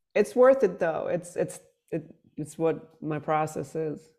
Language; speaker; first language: English; non-native, fluent; Swedish